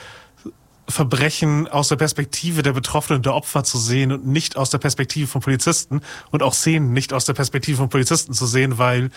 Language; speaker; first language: German; native; German